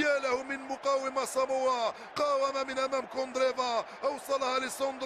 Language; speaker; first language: Arabic; native; Arabic